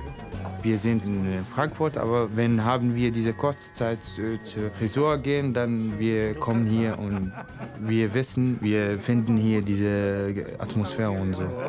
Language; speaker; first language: German; non-native, learner; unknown